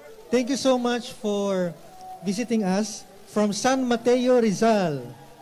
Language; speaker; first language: English; non-native, local second language; Filipino